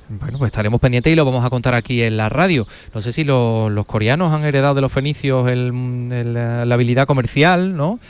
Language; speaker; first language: Spanish; native; Spanish